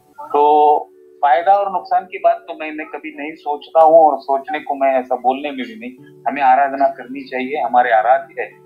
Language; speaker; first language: Hindi; non-native, local second language; Marathi